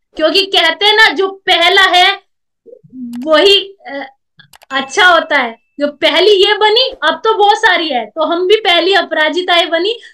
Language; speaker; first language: Hindi; native; Hindi